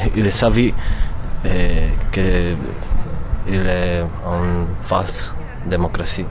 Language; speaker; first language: French; non-native, learner; Italian